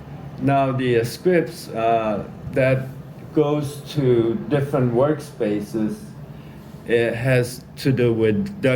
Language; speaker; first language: English; native; English